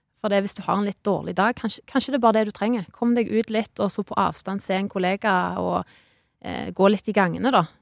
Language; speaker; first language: Norwegian; native; Norwegian